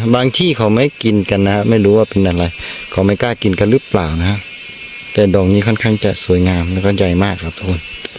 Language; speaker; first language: Thai; non-native, local second language; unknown